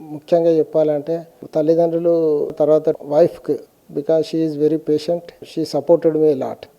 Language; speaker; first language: Telugu; native; Telugu